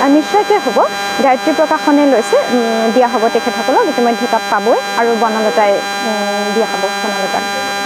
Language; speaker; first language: Assamese; native; Assamese